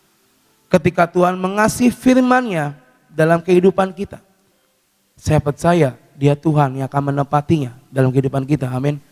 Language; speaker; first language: Indonesian; native; Indonesian